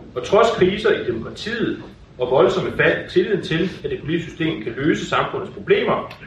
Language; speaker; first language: Danish; native; Danish